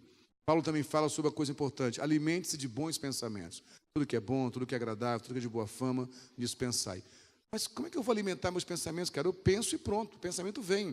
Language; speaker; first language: Portuguese; native; Portuguese